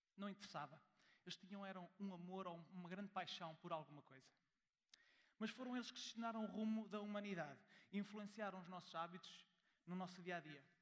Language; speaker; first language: Portuguese; early bilingual, heritage; German